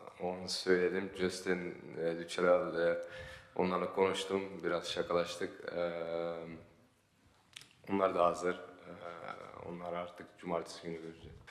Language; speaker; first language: Turkish; early bilingual, heritage; Turkish